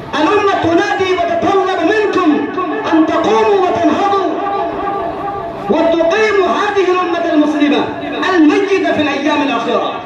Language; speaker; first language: Arabic; non-native, fluent; Urdu